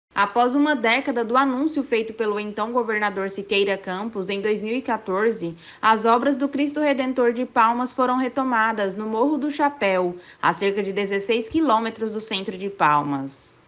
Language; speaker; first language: Portuguese; native; Portuguese